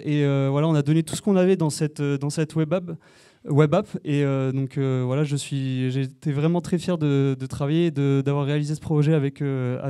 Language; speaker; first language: French; native; French